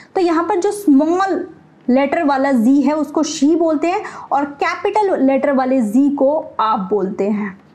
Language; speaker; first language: Hindi; native; Hindi